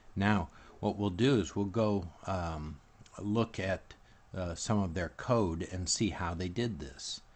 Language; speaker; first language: English; native; English